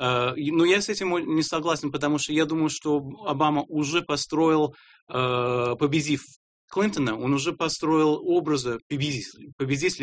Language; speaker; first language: Russian; non-native, fluent; English